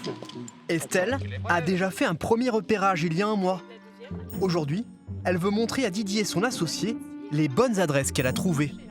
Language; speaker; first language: French; native; French